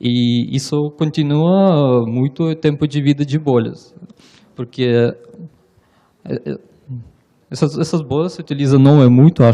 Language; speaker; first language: Portuguese; non-native, learner; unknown